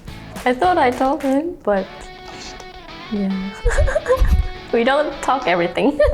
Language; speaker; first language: English; non-native, fluent; Japanese